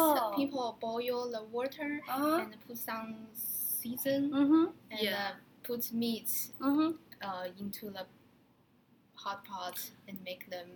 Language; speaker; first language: English; non-native, learner; Chinese